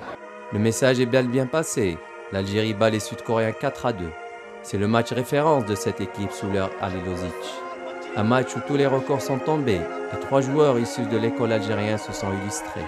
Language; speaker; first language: French; non-native, local second language; Arabic